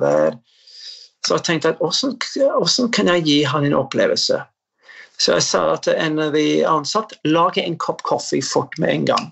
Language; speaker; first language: Norwegian; non-native, fluent; English